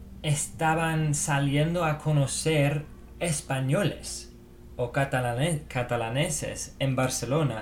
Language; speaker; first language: Spanish; non-native, fluent; English